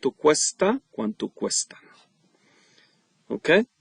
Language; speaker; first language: Spanish; non-native, fluent; English